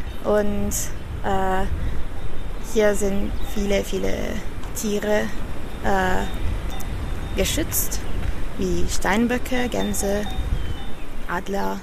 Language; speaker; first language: German; non-native, fluent; Italian